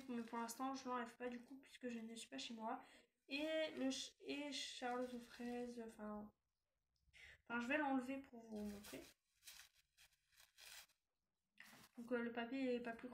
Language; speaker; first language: French; native; French